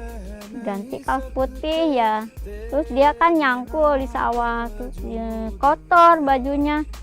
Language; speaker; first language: Indonesian; native; Indonesian